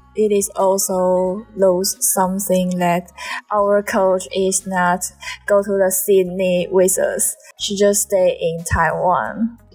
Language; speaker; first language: English; non-native, learner; Chinese